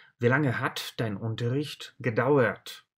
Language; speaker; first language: German; non-native, fluent; Russian